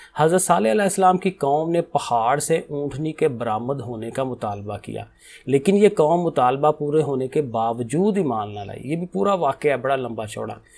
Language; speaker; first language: Urdu; non-native, local second language; Punjabi